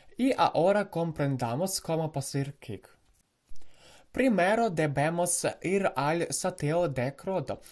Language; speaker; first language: Spanish; non-native, learner; Ukrainian